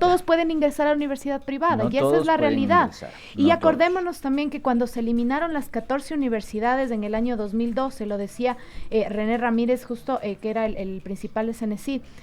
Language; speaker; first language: Spanish; native; Spanish